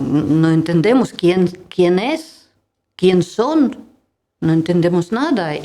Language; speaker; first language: Spanish; non-native, learner; Russian